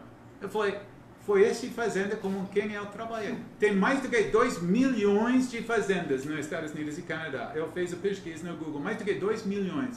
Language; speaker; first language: Portuguese; non-native, learner; English